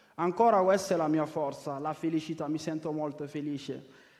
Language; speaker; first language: Italian; non-native, fluent; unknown